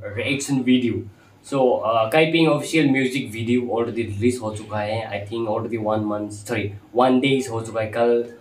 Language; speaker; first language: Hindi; non-native, local second language; Kok Borok